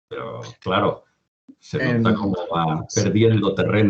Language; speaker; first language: Spanish; non-native, local second language; Catalan